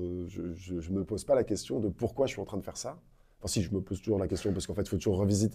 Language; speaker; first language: French; native; French